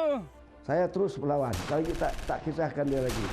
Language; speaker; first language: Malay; non-native, local second language; Iban